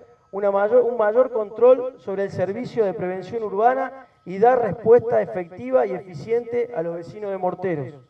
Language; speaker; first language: Spanish; native; Spanish